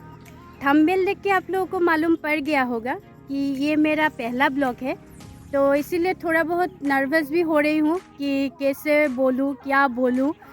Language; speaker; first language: Hindi; non-native, local second language; Assamese